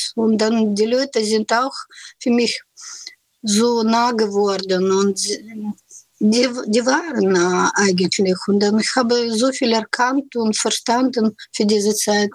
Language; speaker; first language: German; non-native, learner; Russian